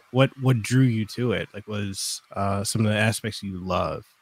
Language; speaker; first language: English; non-native, fluent; Samoan